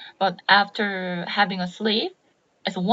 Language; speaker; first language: English; non-native, learner; Korean